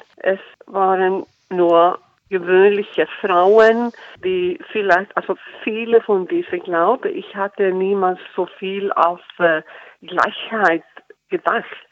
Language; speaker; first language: German; non-native, fluent; Icelandic